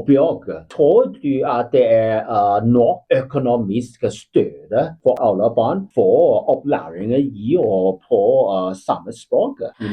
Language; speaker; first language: Danish; non-native, learner; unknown